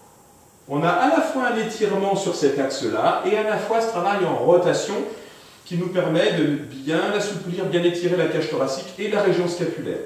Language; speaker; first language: French; native; French